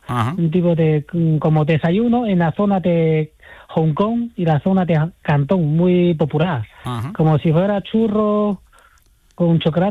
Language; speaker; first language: Spanish; non-native, fluent; Chinese